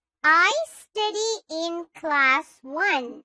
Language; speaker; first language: English; non-native, learner; Urdu